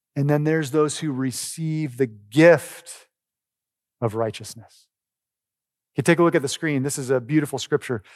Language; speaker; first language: English; native; English